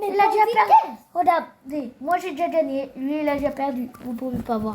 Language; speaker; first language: French; native; French